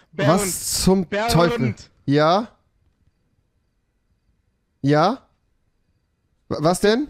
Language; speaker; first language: German; native; German